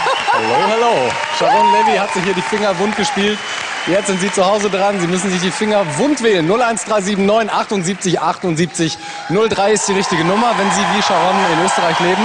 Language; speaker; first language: German; native; German